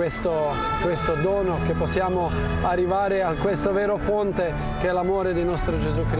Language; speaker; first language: Italian; non-native, fluent; Croatian